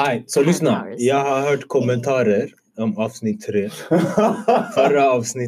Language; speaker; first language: Swedish; early bilingual, other home language; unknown